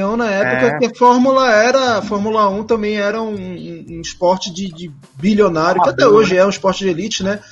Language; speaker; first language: Portuguese; native; Portuguese